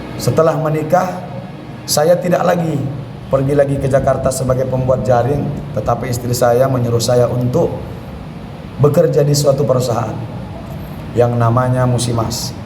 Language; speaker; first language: Indonesian; native; Indonesian